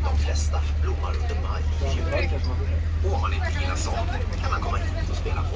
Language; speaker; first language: Swedish; native; Swedish